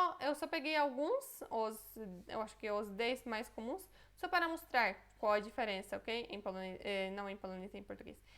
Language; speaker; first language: Portuguese; non-native, fluent; Polish